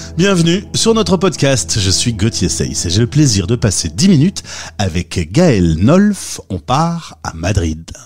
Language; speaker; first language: French; native; French